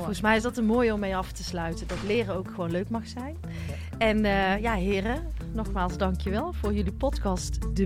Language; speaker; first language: Dutch; native; Dutch